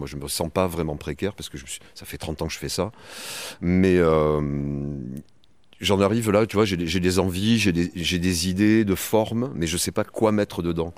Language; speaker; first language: French; native; French